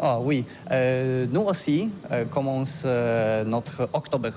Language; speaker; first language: French; non-native, learner; Polish